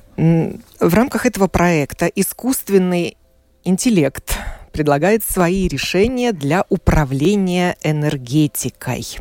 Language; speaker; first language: Russian; native; Russian